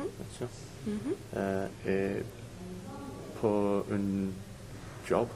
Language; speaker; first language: French; non-native, learner; English